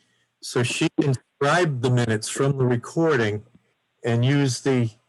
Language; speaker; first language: English; native; English